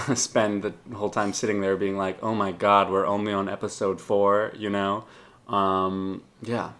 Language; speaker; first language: English; native; English